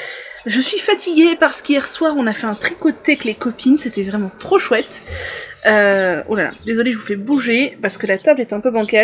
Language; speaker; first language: French; native; French